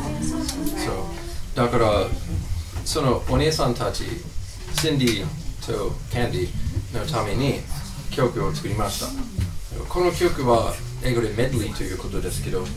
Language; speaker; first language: Japanese; non-native, fluent; English